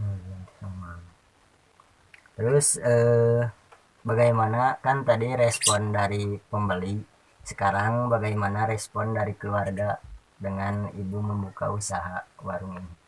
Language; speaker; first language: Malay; non-native, local second language; Sundanese